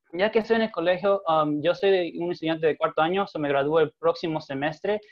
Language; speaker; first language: Spanish; early bilingual, heritage; Spanish